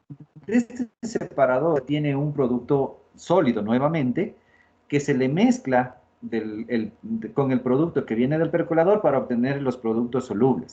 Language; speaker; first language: Spanish; native; Spanish